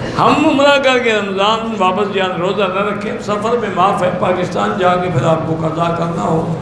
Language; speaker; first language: Urdu; early bilingual, heritage; Urdu